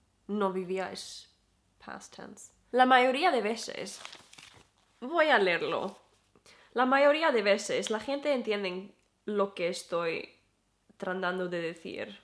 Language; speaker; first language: Spanish; non-native, learner; German